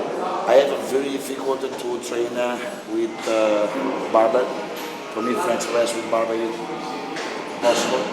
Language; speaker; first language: English; non-native, learner; Italian